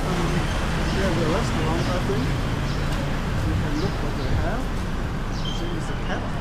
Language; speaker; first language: English; non-native, fluent; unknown